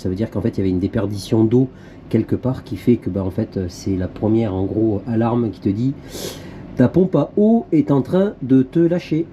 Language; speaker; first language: French; native; French